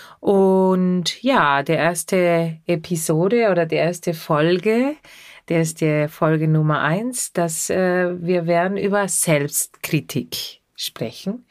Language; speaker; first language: German; non-native, fluent; Spanish